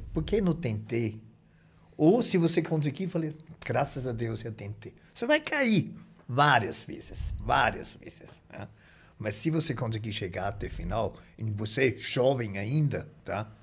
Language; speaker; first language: Portuguese; non-native, fluent; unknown